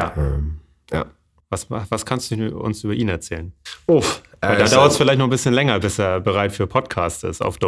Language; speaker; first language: German; native; German